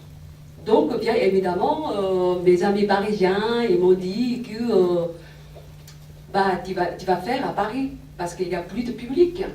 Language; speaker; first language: French; non-native, fluent; Korean